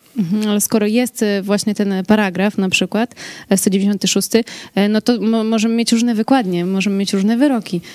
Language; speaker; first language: Polish; native; Polish